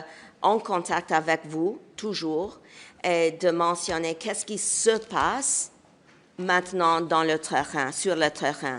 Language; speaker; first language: French; non-native, local second language; English